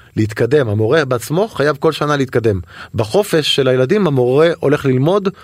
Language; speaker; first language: Hebrew; native; Hebrew